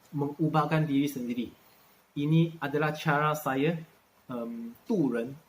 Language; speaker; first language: Malay; non-native, local second language; Chinese